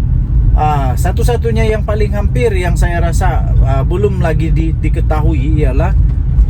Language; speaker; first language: Malay; native; Malay